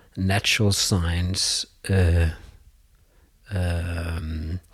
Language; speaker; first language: English; non-native, fluent; Danish